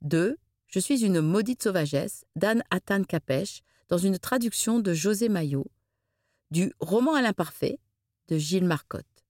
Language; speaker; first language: French; native; French